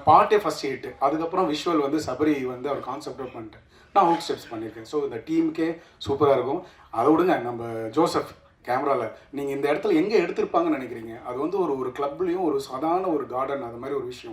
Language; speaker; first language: Tamil; native; Tamil